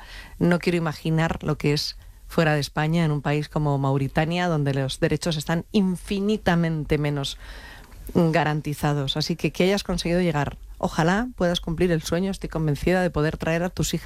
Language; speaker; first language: Spanish; native; Spanish